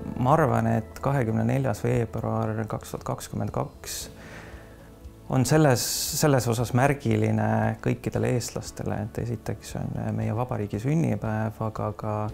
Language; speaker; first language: Estonian; non-native, local second language; Russian